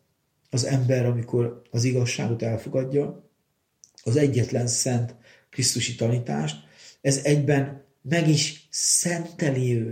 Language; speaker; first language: Hungarian; native; Hungarian